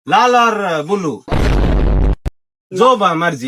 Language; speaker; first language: Hindi; non-native, learner; Bangla